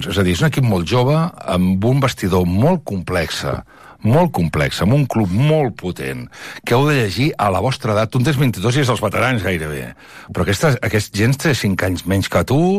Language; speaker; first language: Catalan; native; Catalan